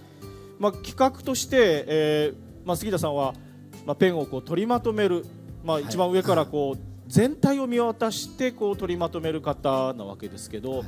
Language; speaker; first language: Japanese; native; Japanese